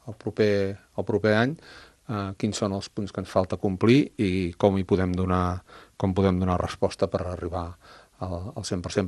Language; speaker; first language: Catalan; native; Catalan